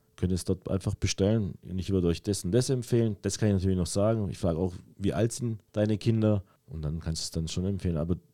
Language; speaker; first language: German; early bilingual, other home language; Hungarian